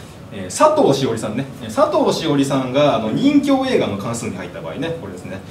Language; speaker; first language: Japanese; native; Japanese